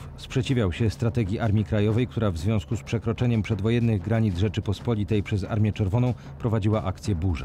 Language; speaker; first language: Polish; native; Polish